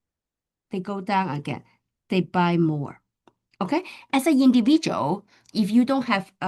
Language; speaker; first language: English; non-native, fluent; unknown